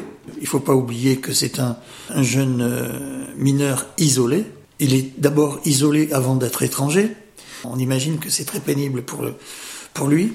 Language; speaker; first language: French; native; French